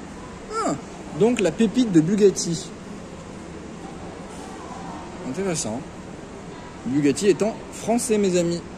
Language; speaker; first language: French; native; French